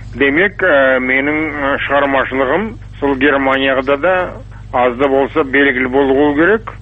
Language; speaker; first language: Kazakh; non-native, local second language; German